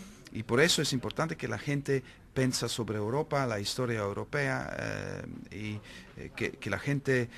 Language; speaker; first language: Spanish; non-native, learner; Dutch